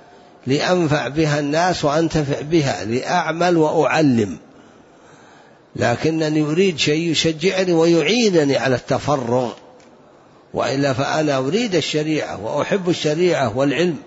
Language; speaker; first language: Arabic; native; Arabic